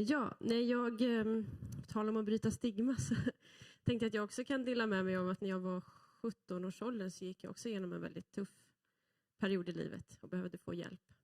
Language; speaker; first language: Swedish; native; Swedish